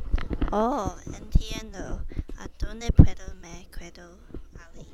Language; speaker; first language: Spanish; non-native, learner; English